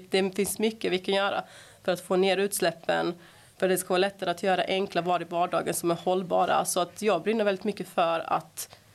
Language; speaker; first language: Swedish; early bilingual, other home language; Serbian